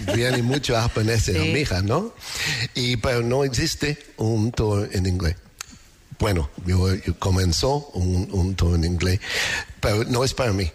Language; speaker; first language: Spanish; non-native, learner; English